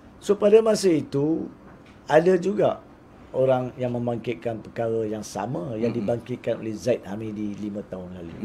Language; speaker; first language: Malay; native; Malay